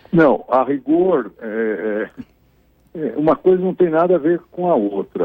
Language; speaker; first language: Portuguese; native; Portuguese